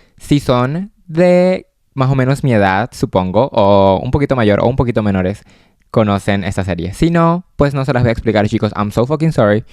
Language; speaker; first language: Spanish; native; Spanish